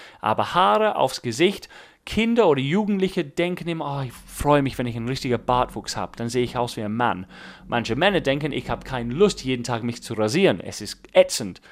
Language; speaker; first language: German; non-native, fluent; English